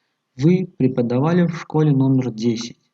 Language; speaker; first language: Russian; non-native, local second language; Tajik